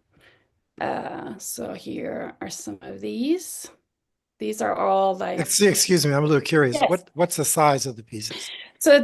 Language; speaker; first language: English; non-native, fluent; Swedish